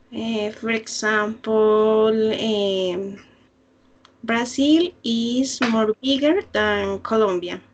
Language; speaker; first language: English; non-native, learner; Spanish